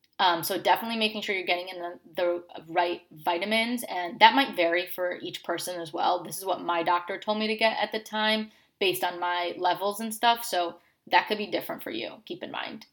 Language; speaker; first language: English; native; English